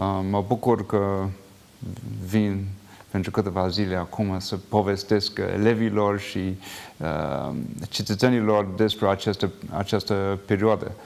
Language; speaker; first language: Romanian; non-native, fluent; English